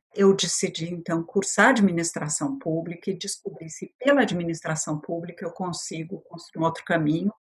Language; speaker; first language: Portuguese; early bilingual, other home language; French